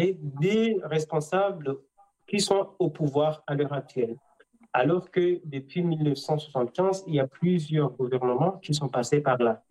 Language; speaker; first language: French; non-native, local second language; Comorian